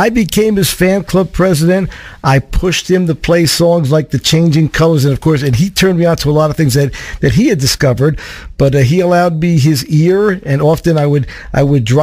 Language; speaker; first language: English; native; English